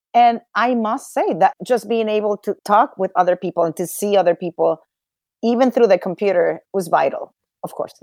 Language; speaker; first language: English; non-native, fluent; Spanish